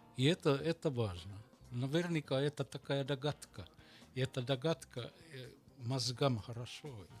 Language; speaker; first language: Russian; non-native, learner; Finnish